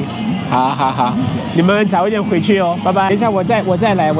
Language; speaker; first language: Chinese; non-native, fluent; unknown